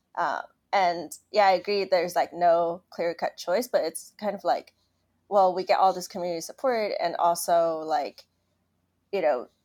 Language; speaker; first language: English; non-native, local second language; Cantonese